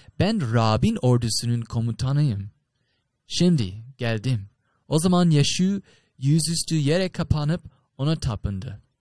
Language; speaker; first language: Turkish; non-native, fluent; English